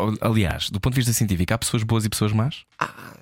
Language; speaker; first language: Portuguese; native; Portuguese